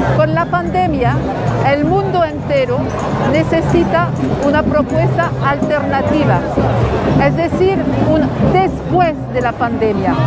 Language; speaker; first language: Spanish; non-native, fluent; French